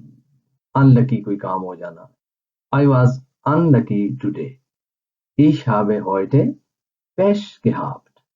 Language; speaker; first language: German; non-native, fluent; Urdu